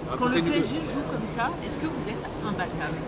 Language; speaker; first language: French; native; French